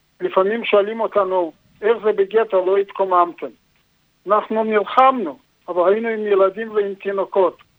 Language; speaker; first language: Hebrew; non-native, fluent; Yiddish